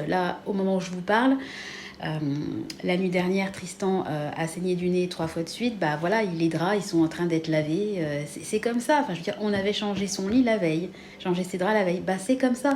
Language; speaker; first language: French; native; French